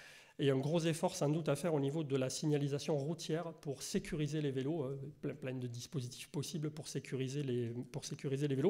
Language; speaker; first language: French; native; French